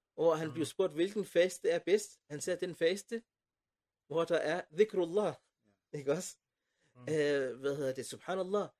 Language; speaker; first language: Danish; non-native, fluent; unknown